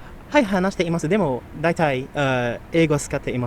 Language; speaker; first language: Japanese; non-native, learner; Arabic